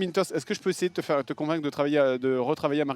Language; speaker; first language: French; native; French